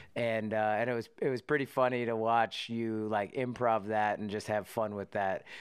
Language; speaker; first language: English; native; English